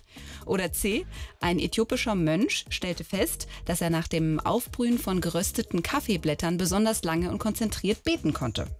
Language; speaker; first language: German; native; German